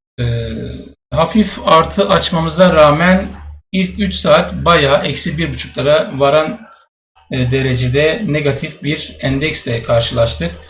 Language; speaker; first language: Turkish; native; Turkish